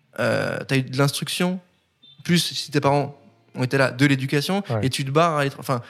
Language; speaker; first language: French; native; French